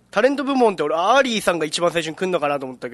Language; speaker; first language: Japanese; native; Japanese